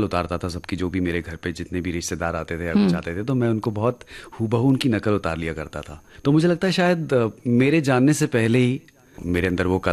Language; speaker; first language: Hindi; native; Hindi